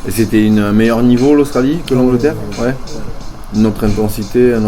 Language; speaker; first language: French; native; French